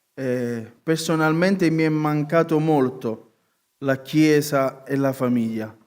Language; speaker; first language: Italian; native; Italian